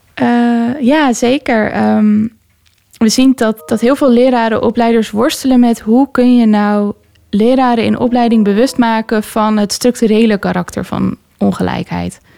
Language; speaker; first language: Dutch; native; Dutch